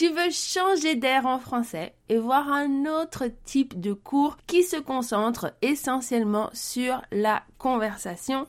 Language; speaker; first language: French; native; French